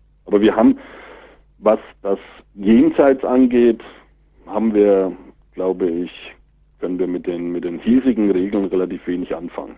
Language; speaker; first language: German; native; German